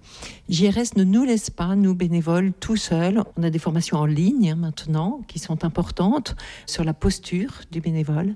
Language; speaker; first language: French; native; French